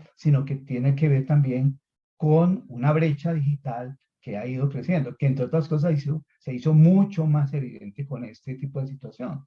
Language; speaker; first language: Spanish; native; Spanish